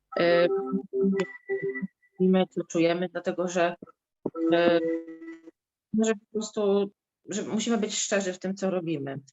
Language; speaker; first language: Polish; native; Polish